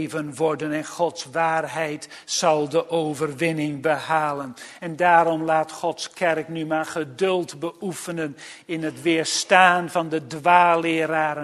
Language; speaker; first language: Dutch; native; Dutch